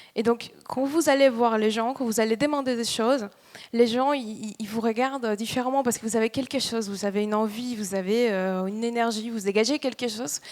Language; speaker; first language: French; non-native, fluent; Spanish